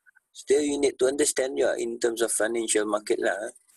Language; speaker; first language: English; non-native, local second language; Malay